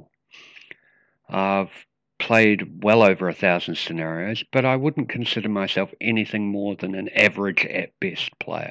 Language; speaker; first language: English; native; English